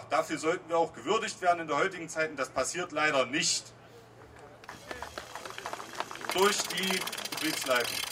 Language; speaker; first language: German; native; German